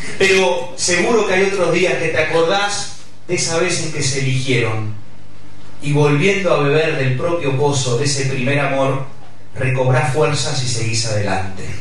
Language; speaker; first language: Spanish; native; Spanish